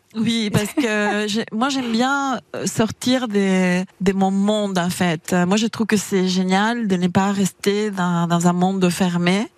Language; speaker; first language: French; non-native, fluent; Spanish